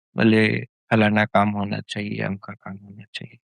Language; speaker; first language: Hindi; non-native, local second language; Marathi